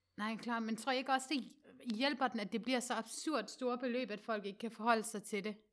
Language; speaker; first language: Danish; native; Danish